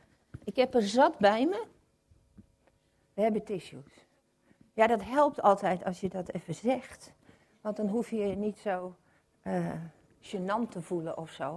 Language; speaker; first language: Dutch; native; Dutch